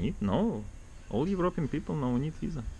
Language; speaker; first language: English; non-native, learner; Russian